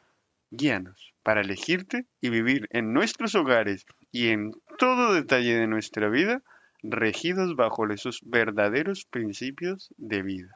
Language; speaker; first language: Spanish; native; Spanish